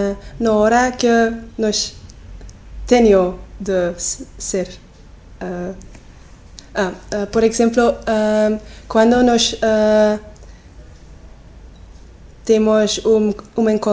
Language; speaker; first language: Portuguese; non-native, learner; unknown